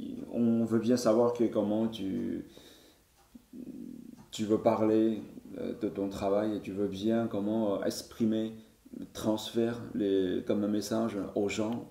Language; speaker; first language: French; non-native, learner; Chinese